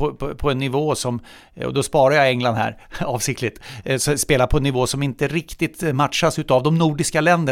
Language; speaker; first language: Swedish; native; Swedish